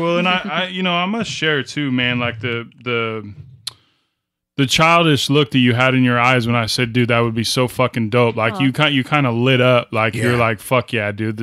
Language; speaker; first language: English; native; English